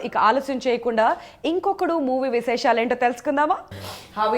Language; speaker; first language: Telugu; native; Telugu